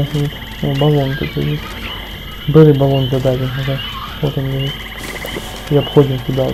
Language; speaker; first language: Russian; native; Russian